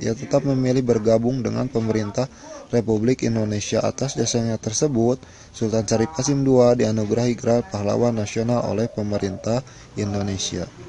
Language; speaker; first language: Indonesian; native; Indonesian